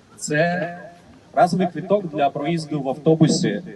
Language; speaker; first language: Ukrainian; non-native, learner; Russian